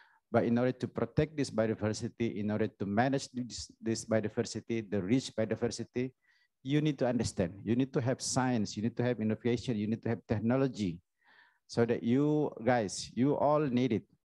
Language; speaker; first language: English; non-native, fluent; Indonesian